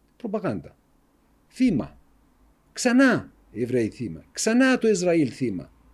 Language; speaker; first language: Greek; non-native, fluent; Arabic